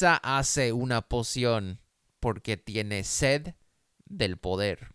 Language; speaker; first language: Spanish; non-native, fluent; English